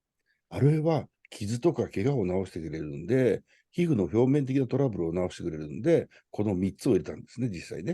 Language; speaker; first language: Japanese; native; Japanese